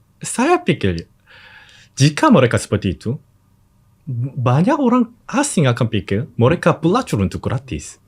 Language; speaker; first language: Indonesian; non-native, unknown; Korean